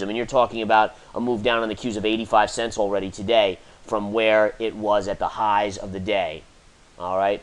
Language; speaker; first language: English; native; English